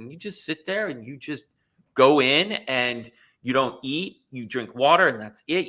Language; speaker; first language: English; native; English